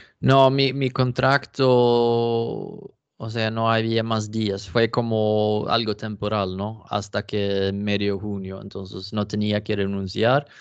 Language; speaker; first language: Spanish; non-native, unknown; Swedish